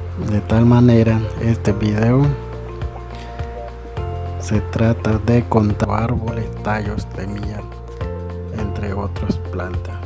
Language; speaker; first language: Spanish; non-native, local second language; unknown